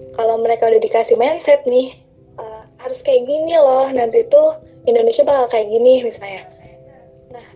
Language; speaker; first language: Indonesian; non-native, local second language; Sundanese